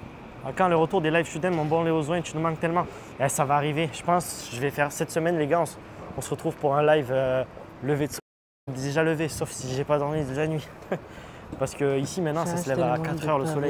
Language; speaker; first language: French; native; French